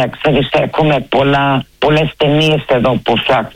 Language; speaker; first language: Greek; early bilingual, heritage; Greek